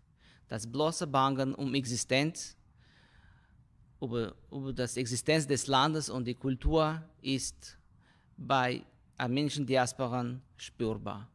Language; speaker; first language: German; non-native, fluent; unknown